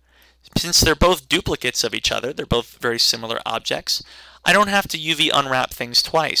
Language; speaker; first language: English; native; English